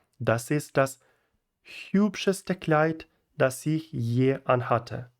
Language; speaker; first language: German; non-native, fluent; Ukrainian